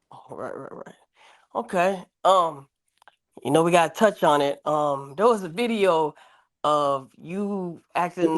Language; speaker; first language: English; native; English